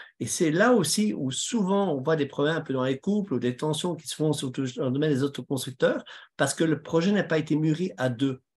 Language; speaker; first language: French; native; French